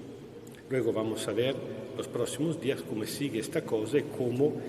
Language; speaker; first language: Spanish; non-native, fluent; Italian